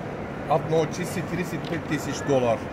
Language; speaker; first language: Russian; non-native, learner; Turkish